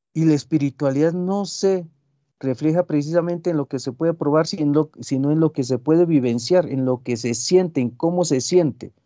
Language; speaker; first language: Spanish; non-native, local second language; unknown